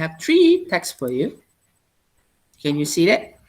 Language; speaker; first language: English; non-native, learner; Indonesian